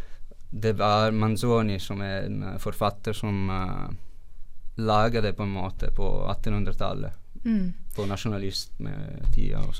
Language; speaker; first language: Norwegian; non-native, fluent; Italian